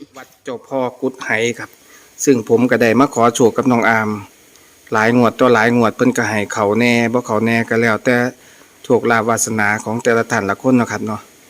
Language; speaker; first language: Thai; native; Thai